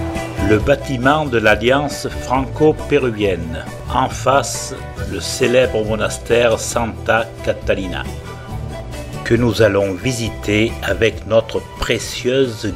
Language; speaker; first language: French; native; French